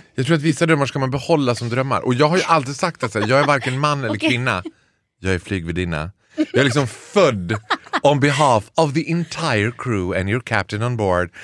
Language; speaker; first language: Swedish; native; Swedish